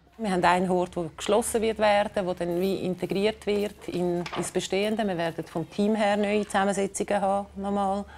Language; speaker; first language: German; early bilingual, heritage; German